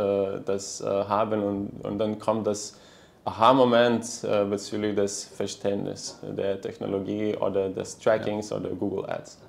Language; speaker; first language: German; non-native, fluent; Lithuanian